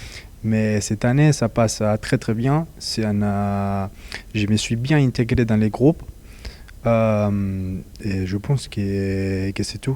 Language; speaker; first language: French; non-native, fluent; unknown